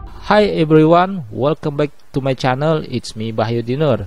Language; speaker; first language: English; non-native, learner; Indonesian